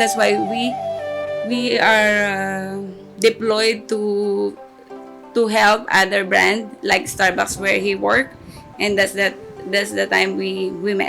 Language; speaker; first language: English; non-native, local second language; Filipino